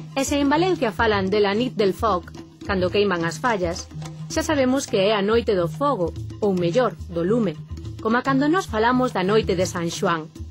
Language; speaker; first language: Galician; native; Galician